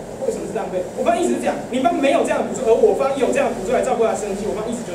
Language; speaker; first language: Chinese; native; Chinese